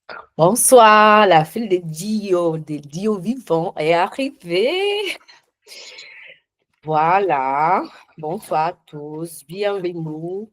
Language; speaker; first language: French; non-native, learner; Portuguese